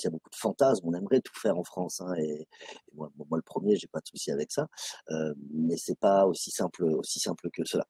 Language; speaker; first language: French; native; French